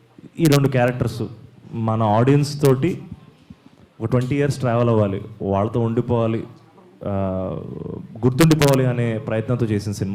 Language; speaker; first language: Telugu; native; Telugu